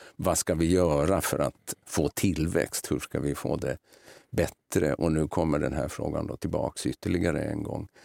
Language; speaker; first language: Swedish; native; Swedish